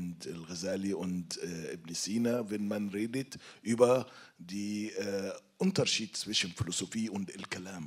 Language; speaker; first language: German; non-native, fluent; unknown